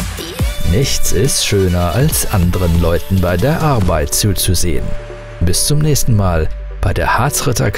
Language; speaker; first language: German; native; German